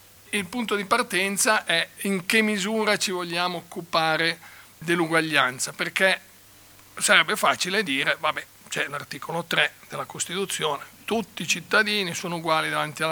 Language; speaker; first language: Italian; native; Italian